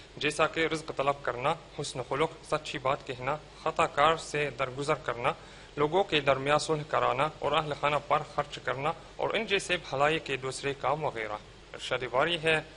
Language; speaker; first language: Urdu; non-native, fluent; Arabic